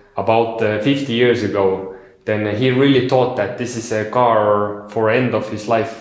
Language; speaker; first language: English; non-native, fluent; Estonian